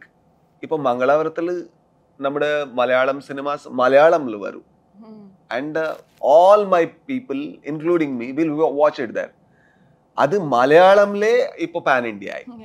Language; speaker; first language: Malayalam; non-native, learner; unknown